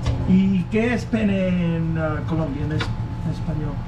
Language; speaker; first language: Spanish; non-native, learner; English